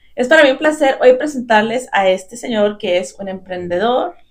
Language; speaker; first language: Spanish; early bilingual, heritage; Spanish